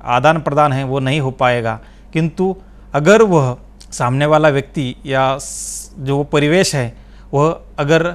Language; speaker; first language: Hindi; non-native, local second language; Marathi